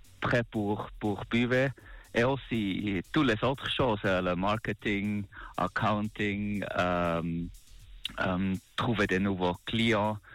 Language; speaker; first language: French; non-native, learner; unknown